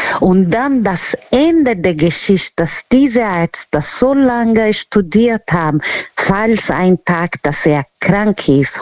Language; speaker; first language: German; non-native, fluent; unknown